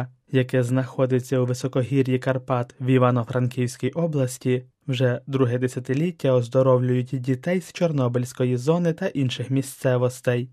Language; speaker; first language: Ukrainian; native; Ukrainian